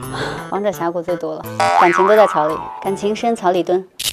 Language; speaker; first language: Chinese; native; Chinese